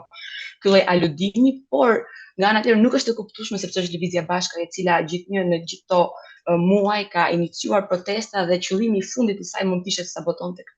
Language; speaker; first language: Albanian; native; Albanian